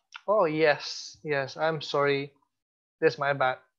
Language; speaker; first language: English; non-native, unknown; Indonesian